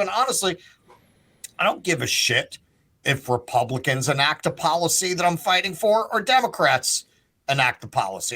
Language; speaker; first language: English; native; English